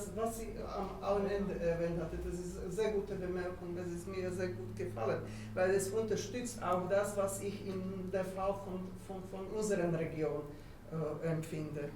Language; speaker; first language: German; non-native, fluent; Slovak